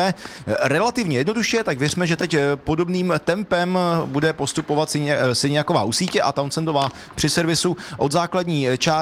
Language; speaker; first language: Czech; native; Czech